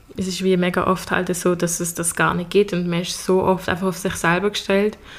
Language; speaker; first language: German; native; German